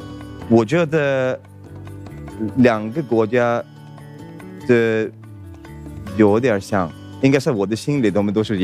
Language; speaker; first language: Chinese; non-native, fluent; Swedish